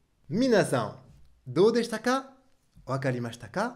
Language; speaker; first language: Japanese; non-native, fluent; French